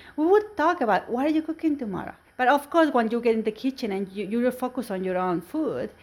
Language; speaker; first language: English; non-native, fluent; Spanish